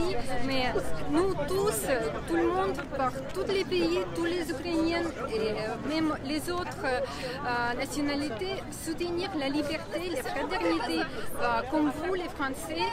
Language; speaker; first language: French; non-native, learner; Ukrainian